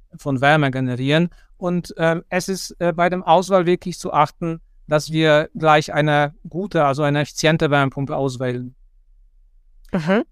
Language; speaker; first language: German; non-native, fluent; Polish